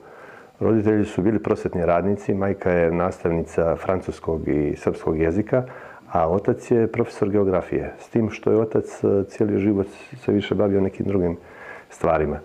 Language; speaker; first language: Serbian; native; Serbian